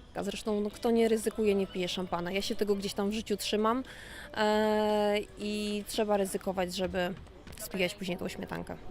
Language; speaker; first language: Polish; native; Polish